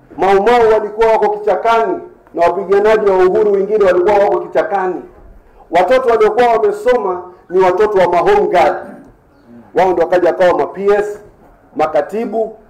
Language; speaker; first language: Swahili; native; Swahili